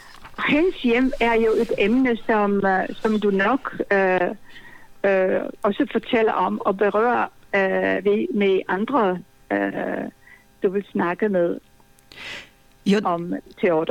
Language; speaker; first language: Danish; non-native, fluent; Polish